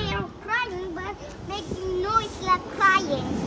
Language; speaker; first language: English; non-native, learner; Persian